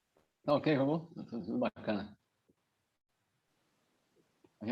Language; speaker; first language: Portuguese; native; Portuguese